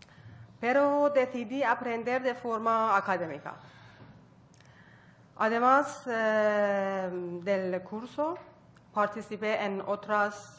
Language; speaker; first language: Spanish; non-native, learner; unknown